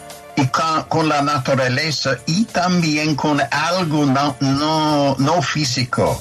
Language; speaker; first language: Spanish; non-native, fluent; English